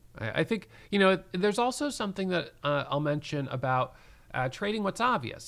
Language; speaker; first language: English; native; English